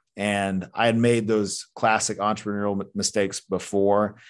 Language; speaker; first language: English; native; English